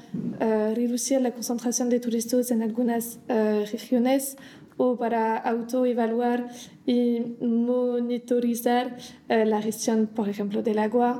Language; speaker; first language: Spanish; non-native, learner; French